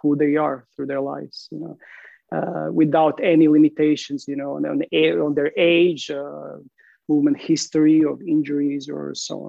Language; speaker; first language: English; non-native, fluent; Croatian